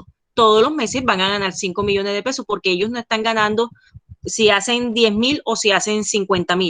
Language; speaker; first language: Spanish; native; Spanish